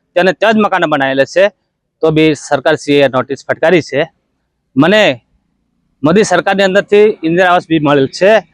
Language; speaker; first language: Gujarati; native; Gujarati